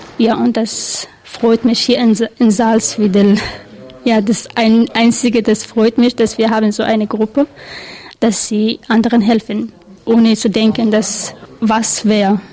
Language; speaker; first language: German; non-native, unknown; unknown